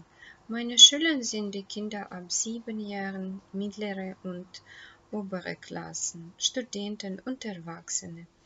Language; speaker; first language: German; non-native, fluent; Russian